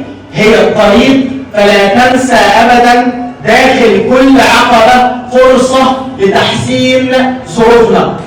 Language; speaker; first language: Arabic; native; Arabic